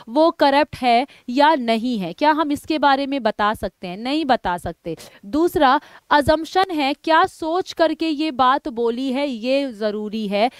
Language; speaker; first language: Hindi; native; Hindi